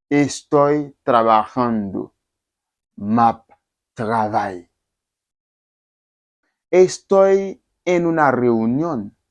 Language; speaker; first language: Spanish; non-native, fluent; Haitian Creole